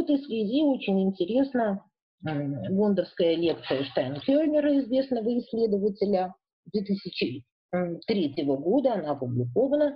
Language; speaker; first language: Russian; native; Russian